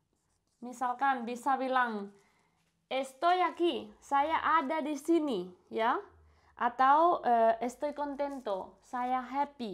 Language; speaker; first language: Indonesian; non-native, fluent; Spanish